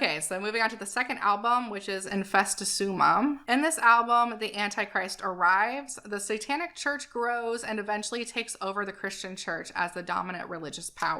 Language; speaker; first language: English; native; English